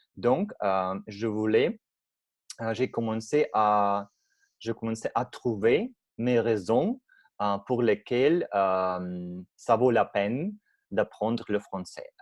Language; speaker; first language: French; non-native, learner; Russian